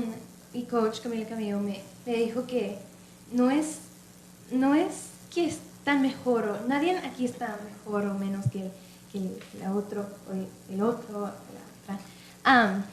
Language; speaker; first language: Spanish; early bilingual, other home language; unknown